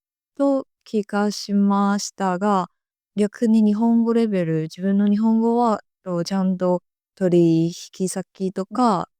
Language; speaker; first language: Japanese; non-native, fluent; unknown